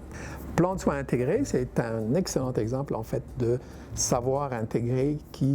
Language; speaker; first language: French; native; French